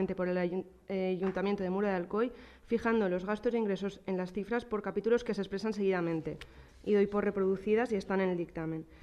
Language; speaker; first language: Spanish; non-native, local second language; Catalan